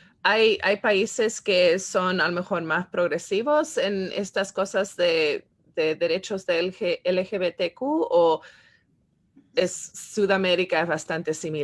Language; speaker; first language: Spanish; non-native, fluent; English